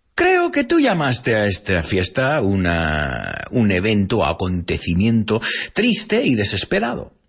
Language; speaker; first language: Spanish; non-native, fluent; English